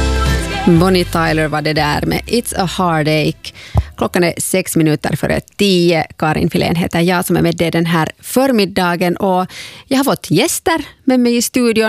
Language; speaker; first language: Swedish; native; Swedish